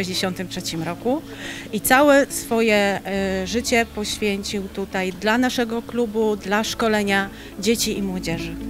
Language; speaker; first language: Polish; native; Polish